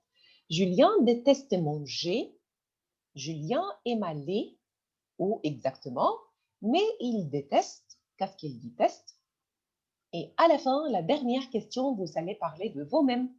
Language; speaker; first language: French; non-native, fluent; Arabic